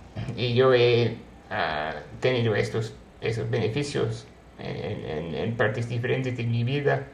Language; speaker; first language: Spanish; non-native, fluent; English